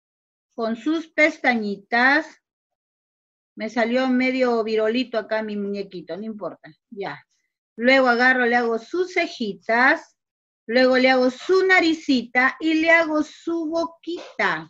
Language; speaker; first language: Spanish; native; Spanish